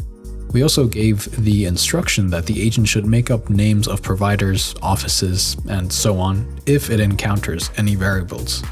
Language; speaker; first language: English; native; English